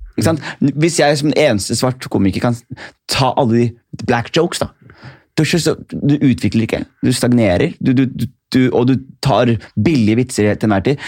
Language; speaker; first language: Norwegian; early bilingual, other home language; Somali